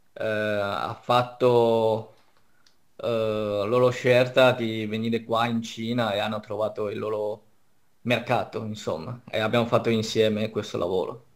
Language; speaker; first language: Italian; non-native, fluent; Chinese